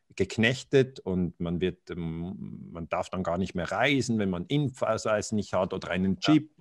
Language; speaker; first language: German; native; German